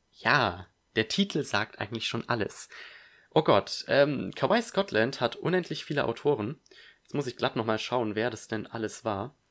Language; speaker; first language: German; native; German